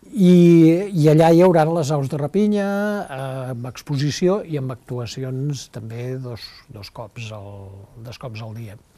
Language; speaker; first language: Catalan; native; Catalan